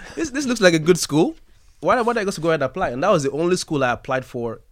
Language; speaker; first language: English; non-native, local second language; Yoruba